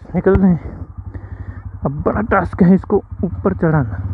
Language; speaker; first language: Hindi; non-native, local second language; Gujarati